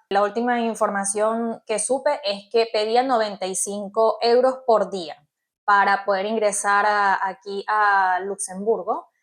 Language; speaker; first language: Spanish; native; Spanish